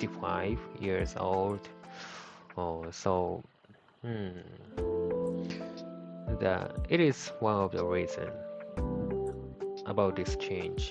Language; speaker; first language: English; non-native, learner; Japanese